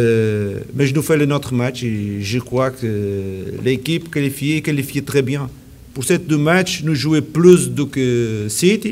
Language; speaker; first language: French; non-native, learner; Portuguese